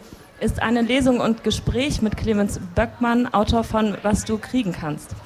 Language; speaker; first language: German; native; German